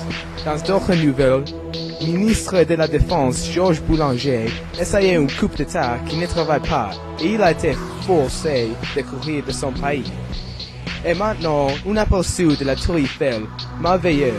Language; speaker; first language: French; non-native, learner; English